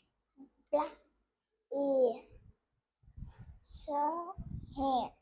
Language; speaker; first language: English; non-native, learner; Vietnamese